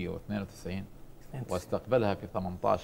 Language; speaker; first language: Arabic; native; Arabic